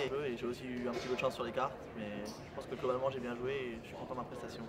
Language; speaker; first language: French; native; French